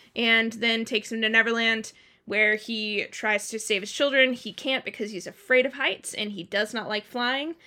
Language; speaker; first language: English; early bilingual, other home language; Thai